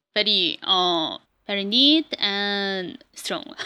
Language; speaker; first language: English; non-native, learner; Korean